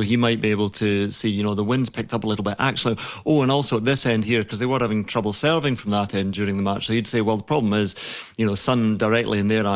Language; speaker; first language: English; native; English